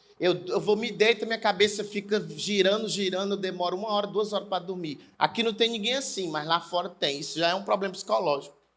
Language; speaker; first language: Portuguese; native; Portuguese